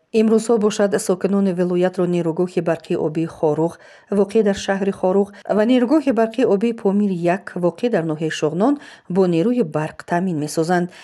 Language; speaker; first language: Tajik; non-native, local second language; Shughni